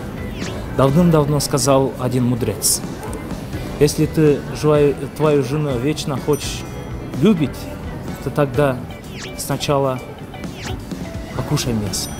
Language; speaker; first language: Russian; non-native, local second language; Kyrgyz